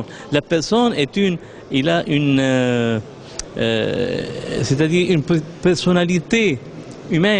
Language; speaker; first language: French; non-native, local second language; Arabic